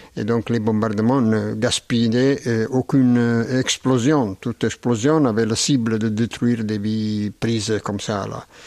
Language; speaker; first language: French; non-native, fluent; Italian